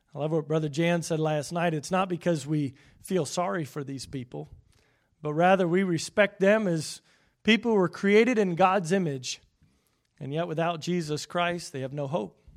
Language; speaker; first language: English; native; English